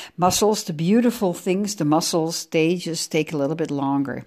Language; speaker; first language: English; non-native, fluent; Dutch